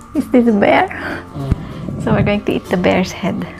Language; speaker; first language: English; non-native, local second language; Filipino